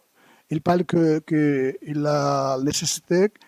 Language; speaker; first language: French; non-native, learner; Portuguese